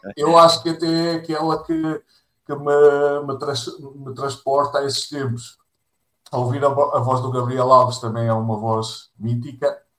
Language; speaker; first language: Portuguese; native; Portuguese